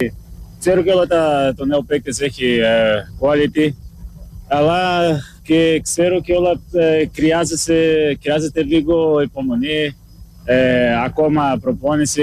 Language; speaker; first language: Greek; non-native, learner; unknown